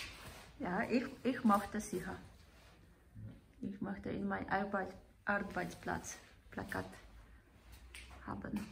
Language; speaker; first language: German; non-native, learner; Polish